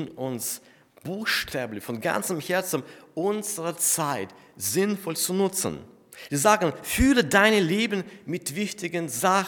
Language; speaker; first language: German; non-native, fluent; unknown